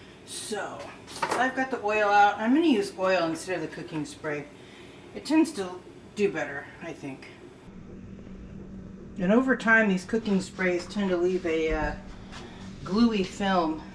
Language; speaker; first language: English; native; English